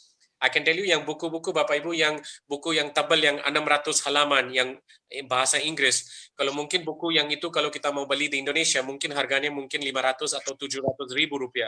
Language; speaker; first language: Indonesian; non-native, fluent; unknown